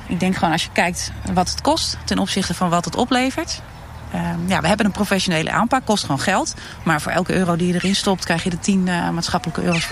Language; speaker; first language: Dutch; native; Dutch